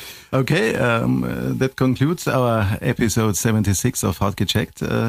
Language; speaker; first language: English; non-native, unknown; German